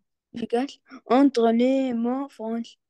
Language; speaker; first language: French; non-native, learner; Arabic